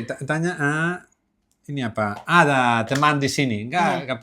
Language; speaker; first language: Indonesian; non-native, learner; Catalan